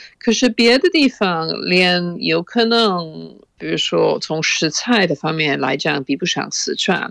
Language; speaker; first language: Chinese; non-native, fluent; English